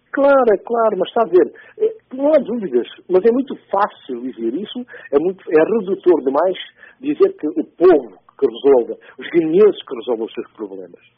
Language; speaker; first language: Portuguese; non-native, local second language; Upper Guinea Crioulo